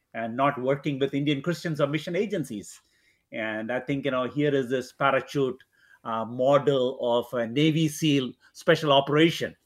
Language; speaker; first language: English; non-native, local second language; Malayalam